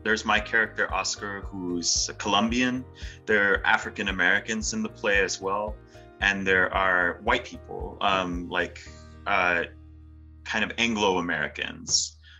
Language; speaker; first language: English; early bilingual, other home language; Spanish